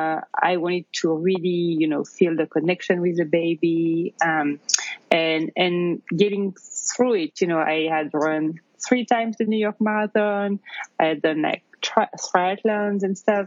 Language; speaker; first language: English; non-native, fluent; French